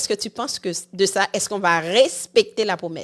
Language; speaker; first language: French; non-native, local second language; Haitian Creole